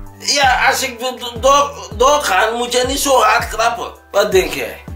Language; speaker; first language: Dutch; non-native, learner; Akan